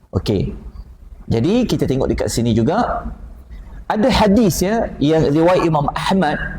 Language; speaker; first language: Malay; native; Malay